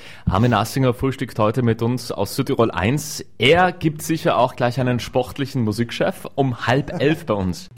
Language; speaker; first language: German; native; German